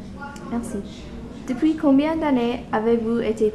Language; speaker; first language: French; non-native, fluent; English